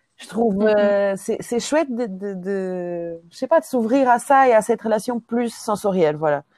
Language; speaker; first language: French; non-native, fluent; Portuguese